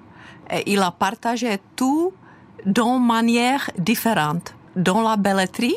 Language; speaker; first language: French; non-native, fluent; Czech